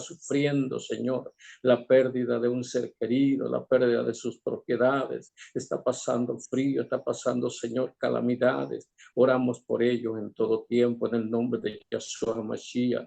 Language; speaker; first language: Spanish; native; Spanish